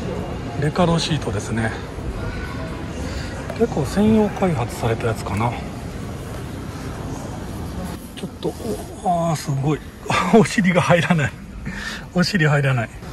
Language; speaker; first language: Japanese; native; Japanese